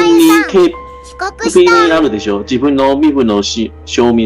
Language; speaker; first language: Japanese; non-native, learner; Chinese